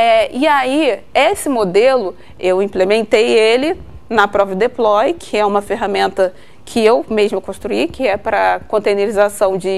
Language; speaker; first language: Portuguese; native; Portuguese